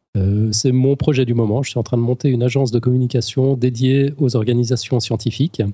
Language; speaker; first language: French; native; French